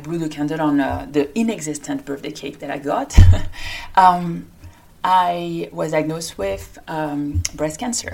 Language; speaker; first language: English; non-native, fluent; French